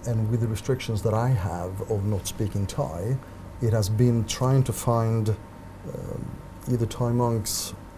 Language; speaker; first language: English; non-native, fluent; Swedish